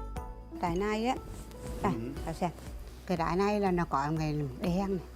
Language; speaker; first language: Vietnamese; native; Vietnamese